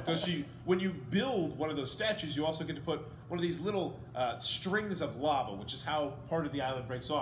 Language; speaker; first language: English; native; English